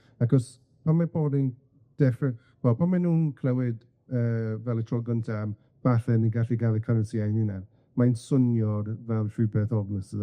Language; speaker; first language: Welsh; non-native, fluent; English